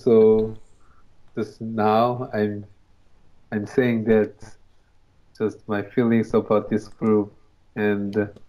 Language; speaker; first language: English; non-native, learner; Korean